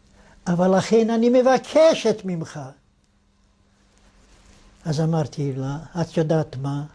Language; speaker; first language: Hebrew; non-native, fluent; Yiddish